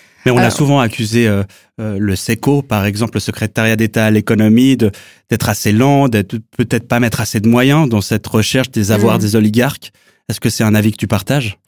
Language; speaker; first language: French; native; French